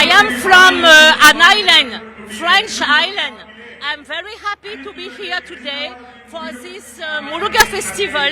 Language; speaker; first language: English; non-native, learner; French